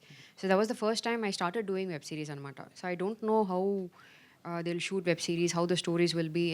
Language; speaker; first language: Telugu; non-native, fluent; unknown